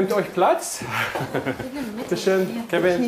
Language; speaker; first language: German; non-native, fluent; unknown